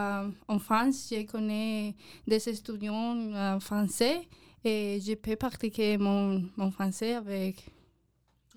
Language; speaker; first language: French; non-native, learner; English